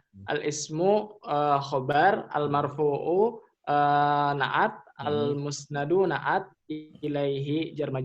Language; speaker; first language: Arabic; non-native, learner; Indonesian